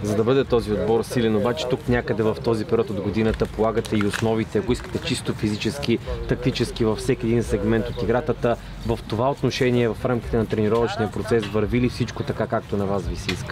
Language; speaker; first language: Bulgarian; native; Bulgarian